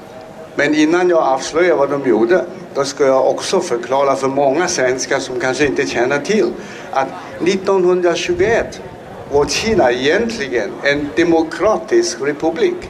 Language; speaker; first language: Swedish; non-native, fluent; Chinese